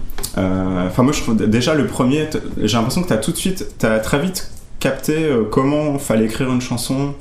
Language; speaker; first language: French; native; French